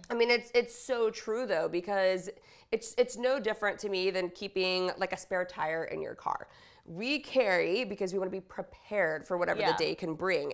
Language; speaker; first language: English; native; English